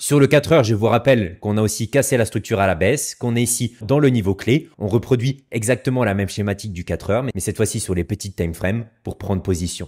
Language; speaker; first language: French; native; French